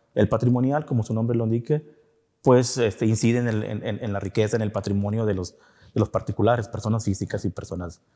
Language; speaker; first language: Spanish; native; Spanish